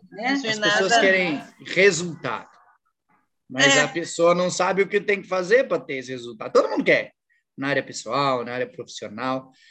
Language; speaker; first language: Portuguese; native; Portuguese